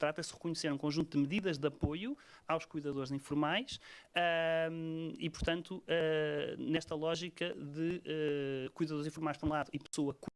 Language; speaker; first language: Portuguese; native; Portuguese